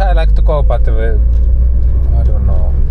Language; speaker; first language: English; non-native, learner; Finnish